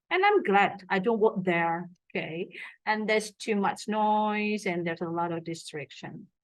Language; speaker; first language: English; non-native, fluent; Indonesian